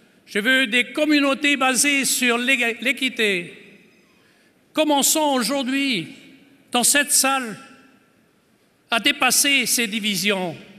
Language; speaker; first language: French; non-native, fluent; German